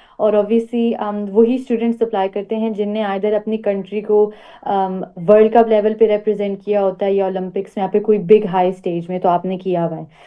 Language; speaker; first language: Urdu; native; Urdu